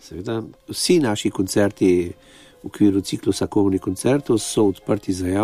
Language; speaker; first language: Slovenian; native; Slovenian